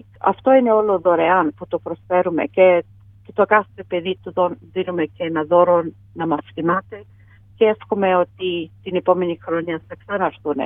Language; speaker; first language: Greek; early bilingual, heritage; Greek